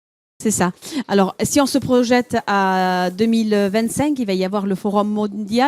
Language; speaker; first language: French; native; French